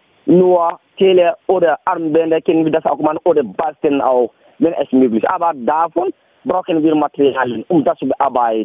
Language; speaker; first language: German; non-native, learner; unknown